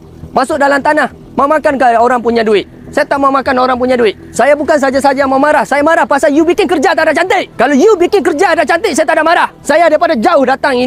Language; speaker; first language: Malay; non-native, local second language; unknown